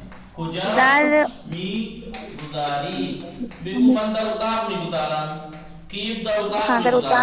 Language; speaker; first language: Persian; non-native, fluent; Urdu